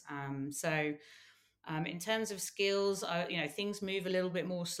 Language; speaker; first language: English; native; English